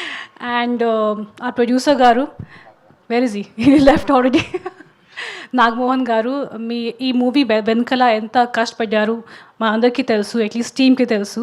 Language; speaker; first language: Telugu; non-native, local second language; Hindi